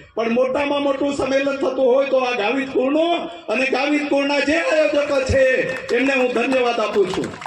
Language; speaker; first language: Gujarati; non-native, local second language; Kukna